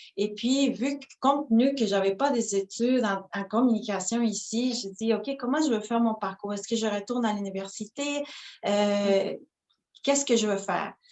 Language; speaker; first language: French; non-native, fluent; Spanish